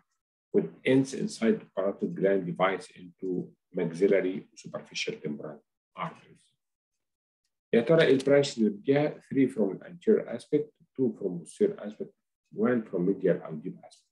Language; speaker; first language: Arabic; native; Arabic